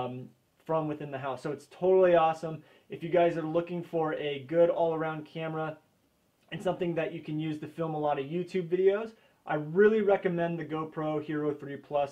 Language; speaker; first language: English; native; English